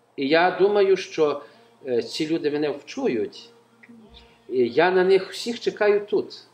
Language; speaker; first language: Ukrainian; native; Ukrainian